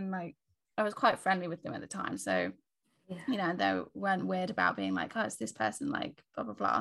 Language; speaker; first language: English; native; English